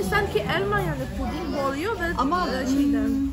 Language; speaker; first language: Turkish; non-native, learner; Polish